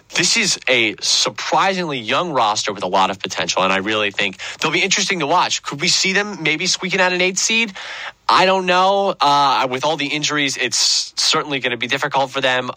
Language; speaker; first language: English; native; English